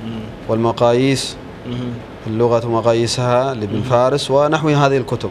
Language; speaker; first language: Arabic; native; Arabic